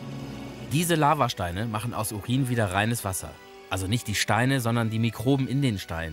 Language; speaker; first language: German; native; German